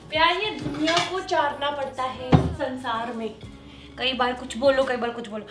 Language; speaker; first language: Hindi; native; Hindi